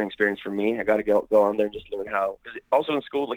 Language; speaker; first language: English; native; English